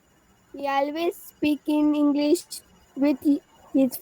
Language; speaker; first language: English; non-native, learner; Marathi